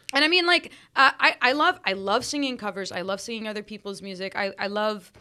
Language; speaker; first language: English; early bilingual, other home language; Arabic